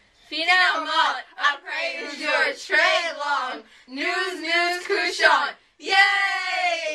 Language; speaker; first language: French; non-native, learner; English